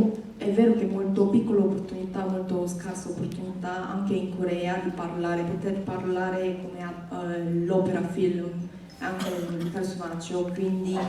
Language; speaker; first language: Italian; non-native, fluent; Korean